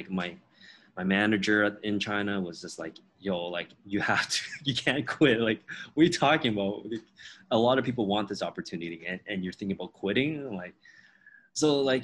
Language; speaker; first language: English; non-native, fluent; Min Nan Chinese